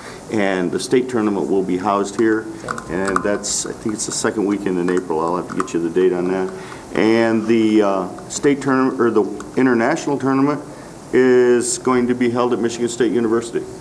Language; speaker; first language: English; native; English